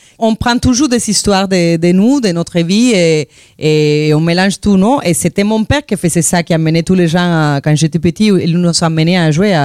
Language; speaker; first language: French; non-native, fluent; Spanish